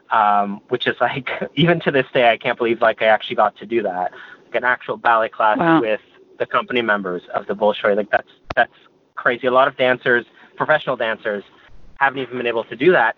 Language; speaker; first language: English; native; English